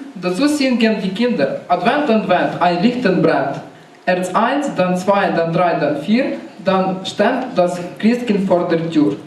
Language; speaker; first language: German; non-native, learner; Ukrainian